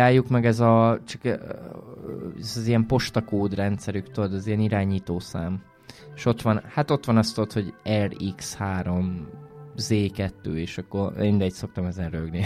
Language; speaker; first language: Hungarian; native; Hungarian